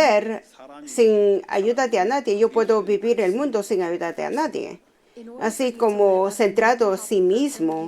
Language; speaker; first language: Spanish; non-native, fluent; Korean